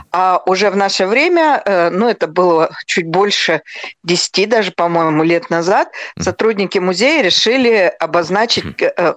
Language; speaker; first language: Russian; native; Russian